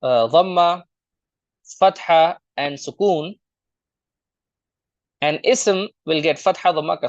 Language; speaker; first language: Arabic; non-native, fluent; Urdu